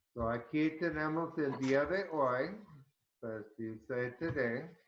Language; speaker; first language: Spanish; early bilingual, heritage; Spanish